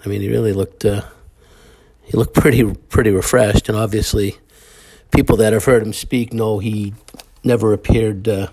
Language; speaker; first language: English; native; English